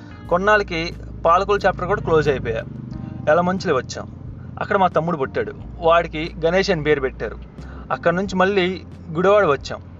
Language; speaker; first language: Telugu; non-native, local second language; Hindi